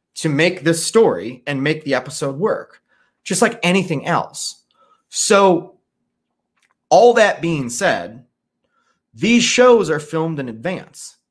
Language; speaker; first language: English; native; English